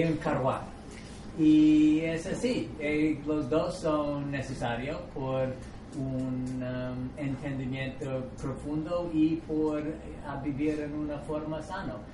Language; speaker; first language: Spanish; non-native, fluent; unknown